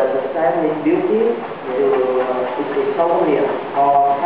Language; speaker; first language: English; non-native, learner; Vietnamese